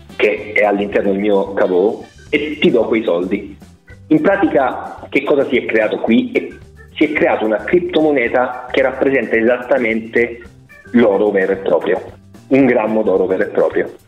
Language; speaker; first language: Italian; native; Italian